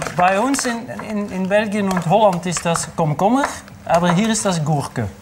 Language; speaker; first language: German; non-native, fluent; Dutch